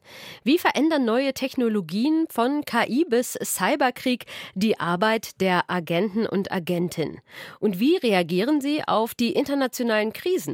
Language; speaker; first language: German; native; German